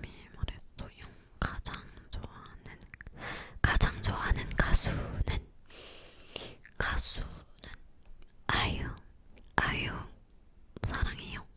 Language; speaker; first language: Korean; non-native, learner; English